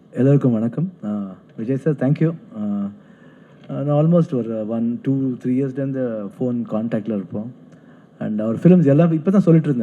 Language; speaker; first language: Tamil; non-native, fluent; Kannada